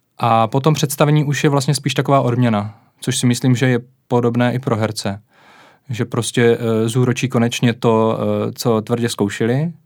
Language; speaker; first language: Czech; native; Czech